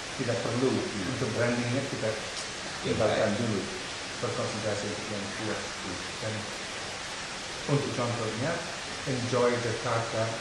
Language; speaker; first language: Indonesian; non-native, fluent; English